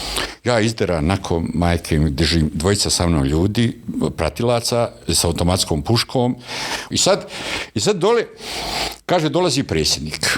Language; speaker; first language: Bosnian; native; Bosnian